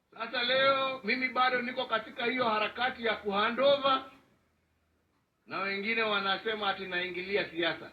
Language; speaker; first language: Swahili; non-native, local second language; Kikuyu